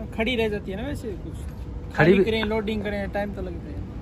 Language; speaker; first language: Hindi; native; Hindi